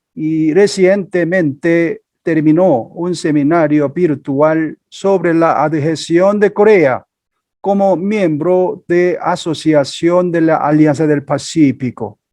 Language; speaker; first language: Spanish; non-native, fluent; Korean